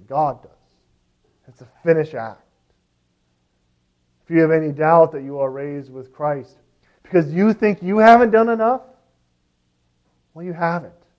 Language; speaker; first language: English; native; English